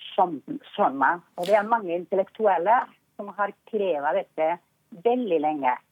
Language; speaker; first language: Norwegian; non-native, fluent; Spanish